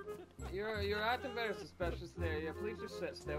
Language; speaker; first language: English; native; English